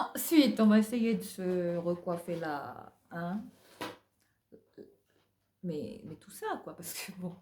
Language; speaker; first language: French; native; French